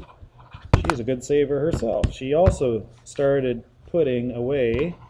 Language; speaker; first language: English; native; English